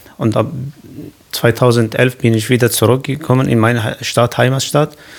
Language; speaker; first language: German; non-native, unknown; Kurdish